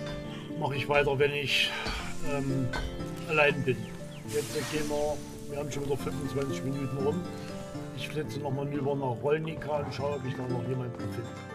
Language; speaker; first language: German; native; German